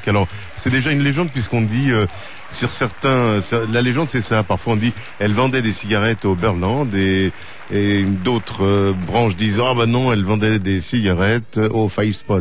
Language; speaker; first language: French; native; French